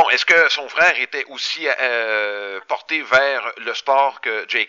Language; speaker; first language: French; native; French